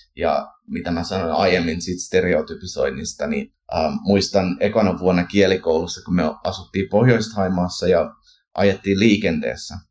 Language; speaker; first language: Finnish; early bilingual, heritage; Finnish